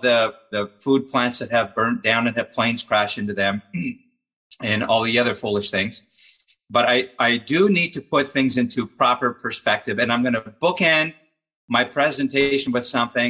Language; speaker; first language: English; native; English